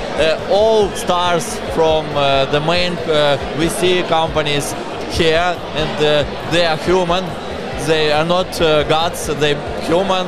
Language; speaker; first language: English; non-native, learner; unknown